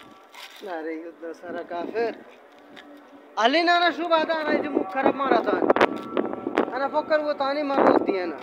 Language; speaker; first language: Arabic; non-native, learner; Bangla